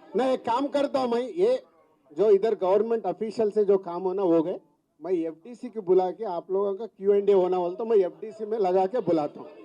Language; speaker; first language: Hindi; non-native, local second language; Telugu